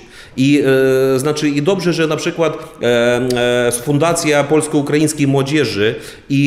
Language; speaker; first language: Polish; non-native, fluent; Ukrainian